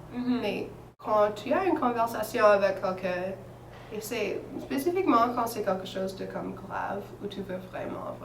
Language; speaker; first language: French; non-native, fluent; English